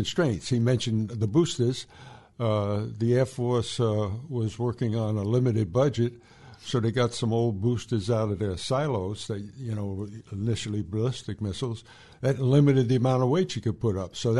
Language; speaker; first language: English; native; English